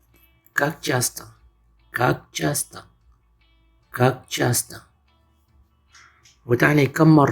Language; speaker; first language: Russian; non-native, fluent; Arabic